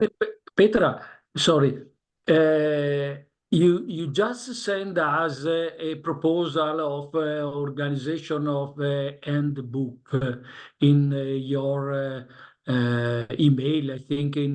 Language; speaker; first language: English; non-native, learner; Italian